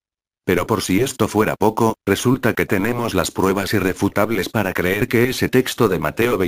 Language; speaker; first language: Spanish; native; Spanish